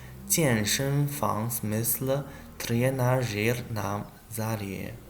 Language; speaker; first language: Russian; non-native, learner; Chinese